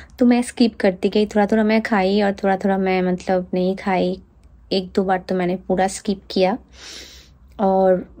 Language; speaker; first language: Hindi; non-native, local second language; Bangla